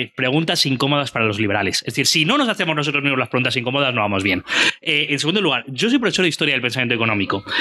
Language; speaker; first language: Spanish; native; Spanish